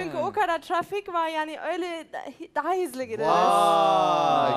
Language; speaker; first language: Turkish; early bilingual, heritage; German